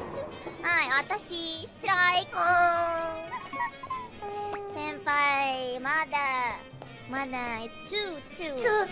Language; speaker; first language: Japanese; non-native, learner; Indonesian